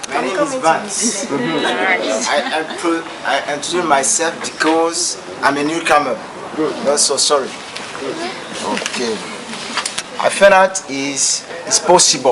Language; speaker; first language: English; non-native, fluent; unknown